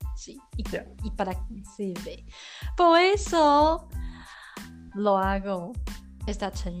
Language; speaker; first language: Spanish; non-native, learner; Chinese